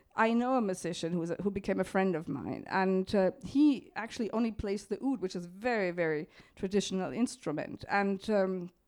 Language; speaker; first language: English; non-native, fluent; German